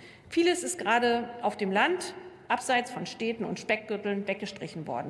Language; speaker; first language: German; native; German